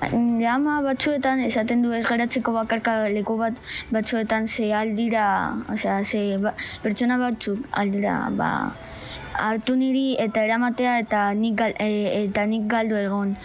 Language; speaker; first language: Basque; non-native, local second language; Spanish